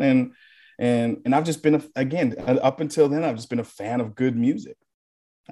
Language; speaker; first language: English; native; English